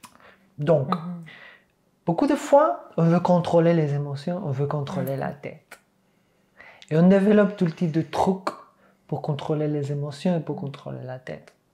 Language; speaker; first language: French; non-native, fluent; Catalan